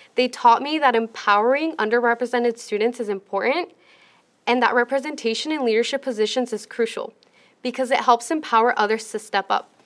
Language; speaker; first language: English; early bilingual, other home language; Spanish